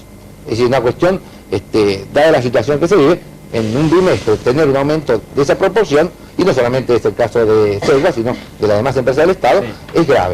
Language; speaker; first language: Spanish; native; Spanish